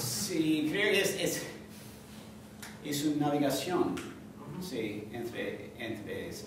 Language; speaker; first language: Spanish; non-native, fluent; English